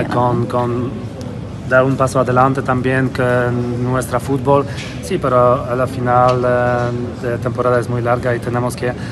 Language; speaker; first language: Spanish; non-native, fluent; Polish